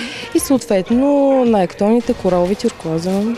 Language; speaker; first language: Bulgarian; native; Bulgarian